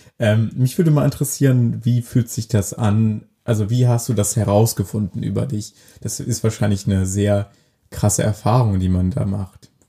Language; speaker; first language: German; native; German